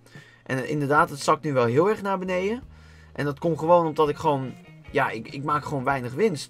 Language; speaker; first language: Dutch; native; Dutch